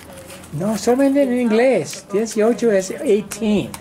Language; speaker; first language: Spanish; non-native, learner; English